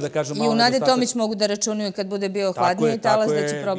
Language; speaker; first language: Serbian; native; Serbian